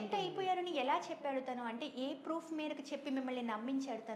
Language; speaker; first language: Telugu; native; Telugu